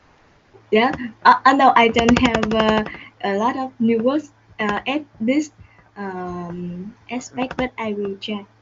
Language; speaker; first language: English; non-native, learner; Vietnamese